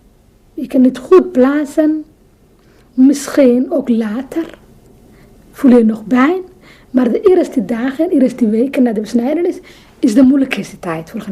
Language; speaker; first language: Dutch; non-native, learner; Somali